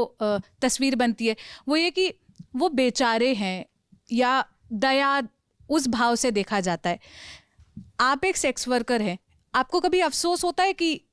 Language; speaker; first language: Hindi; native; Hindi